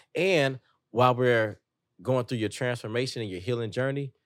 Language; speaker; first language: English; native; English